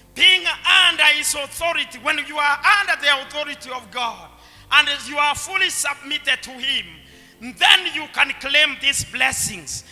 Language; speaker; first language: English; non-native, local second language; Swahili